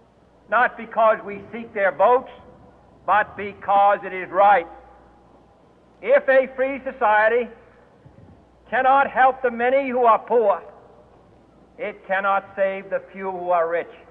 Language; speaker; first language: English; native; English